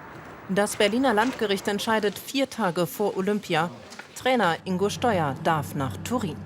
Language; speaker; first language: German; native; German